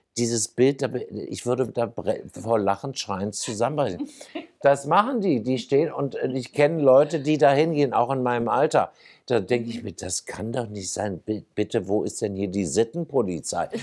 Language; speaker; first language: German; native; German